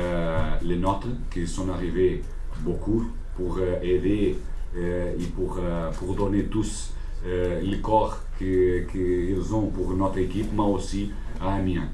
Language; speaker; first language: French; non-native, learner; Portuguese